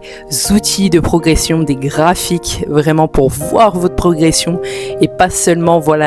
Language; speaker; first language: French; native; French